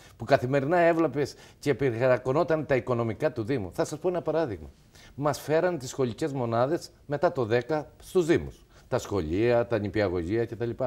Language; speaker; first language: Greek; native; Greek